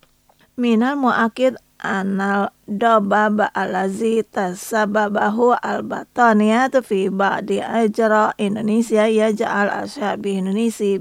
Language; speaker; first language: Arabic; non-native, fluent; Indonesian